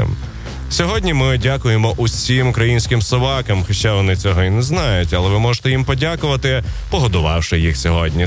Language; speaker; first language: Ukrainian; native; Ukrainian